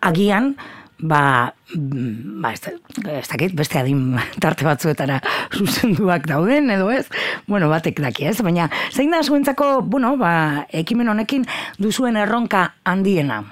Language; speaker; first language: Basque; native; Basque